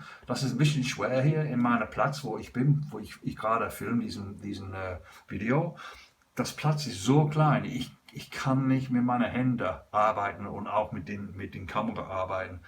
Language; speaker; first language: German; non-native, learner; English